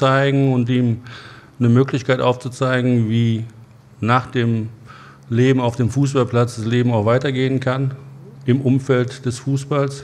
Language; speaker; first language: German; native; German